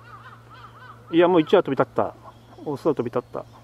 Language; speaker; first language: Japanese; native; Japanese